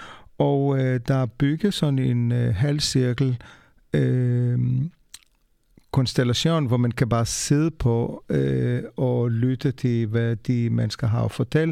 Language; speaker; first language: Danish; non-native, fluent; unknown